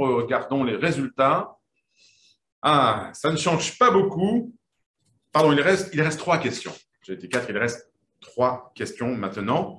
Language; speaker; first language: French; native; French